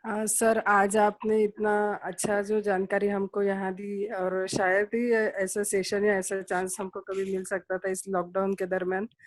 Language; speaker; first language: Hindi; non-native, local second language; Marathi